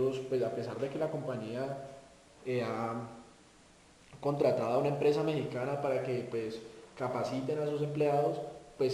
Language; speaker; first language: Spanish; native; Spanish